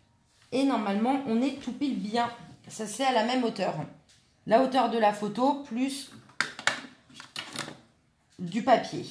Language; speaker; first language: French; native; French